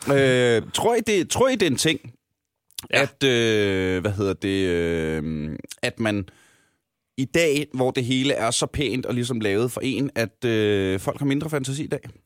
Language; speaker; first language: Danish; native; Danish